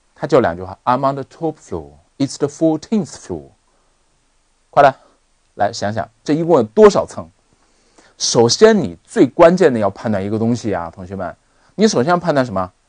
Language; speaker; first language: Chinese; native; Chinese